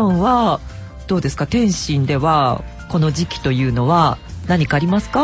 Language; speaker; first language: Japanese; native; Japanese